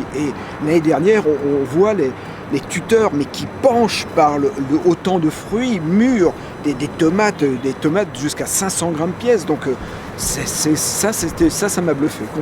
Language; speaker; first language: French; native; French